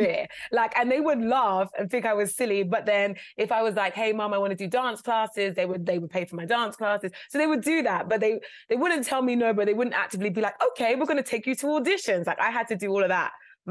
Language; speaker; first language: English; native; English